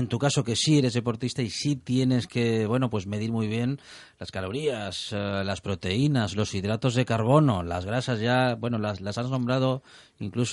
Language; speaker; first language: Spanish; native; Spanish